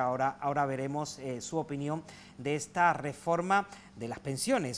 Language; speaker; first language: Spanish; native; Spanish